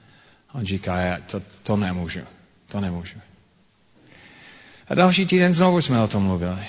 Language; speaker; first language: Czech; non-native, fluent; English